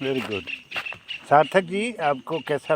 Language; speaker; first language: Hindi; native; Hindi